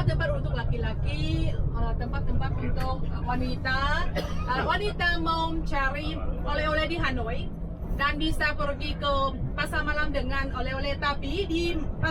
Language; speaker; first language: Indonesian; non-native, fluent; Vietnamese